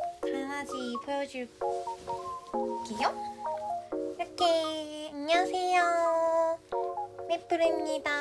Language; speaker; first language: Korean; non-native, learner; Japanese